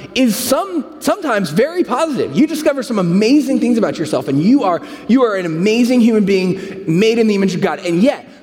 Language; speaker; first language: English; native; English